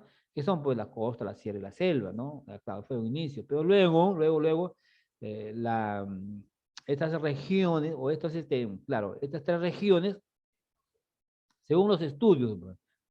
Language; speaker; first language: Spanish; native; Spanish